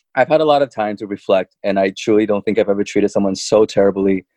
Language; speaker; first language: English; early bilingual, other home language; Chinese